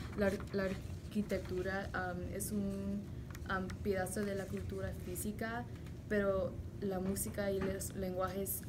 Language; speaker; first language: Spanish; non-native, learner; English